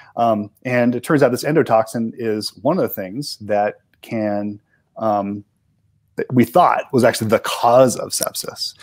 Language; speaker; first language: English; native; English